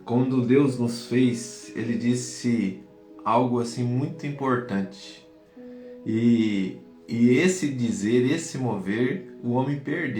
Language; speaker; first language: Portuguese; native; Portuguese